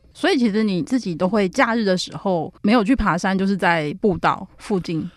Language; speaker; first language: Chinese; native; Chinese